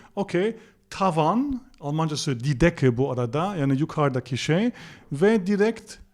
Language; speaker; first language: Turkish; non-native, fluent; German